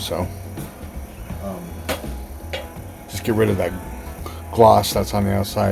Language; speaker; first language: English; native; English